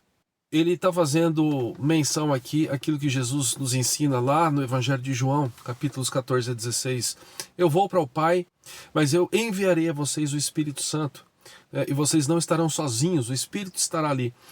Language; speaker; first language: Portuguese; native; Portuguese